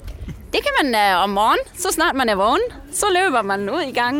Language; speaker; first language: Danish; non-native, fluent; German